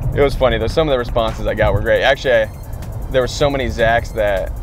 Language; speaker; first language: English; native; English